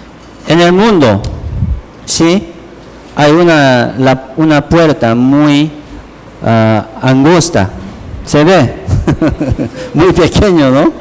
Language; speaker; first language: Spanish; non-native, learner; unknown